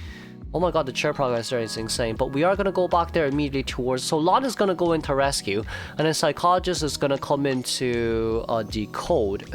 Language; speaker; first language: English; non-native, fluent; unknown